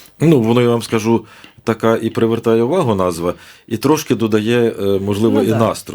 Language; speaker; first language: Ukrainian; native; Ukrainian